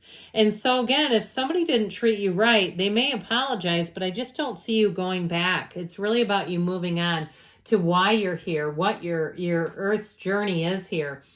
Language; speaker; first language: English; native; English